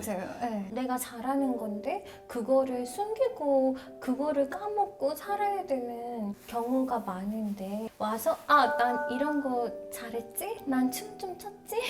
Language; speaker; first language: Korean; non-native, fluent; Persian